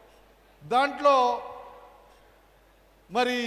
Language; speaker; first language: Telugu; native; Telugu